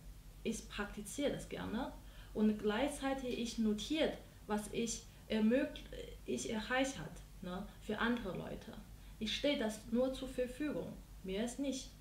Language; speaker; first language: German; non-native, learner; Chinese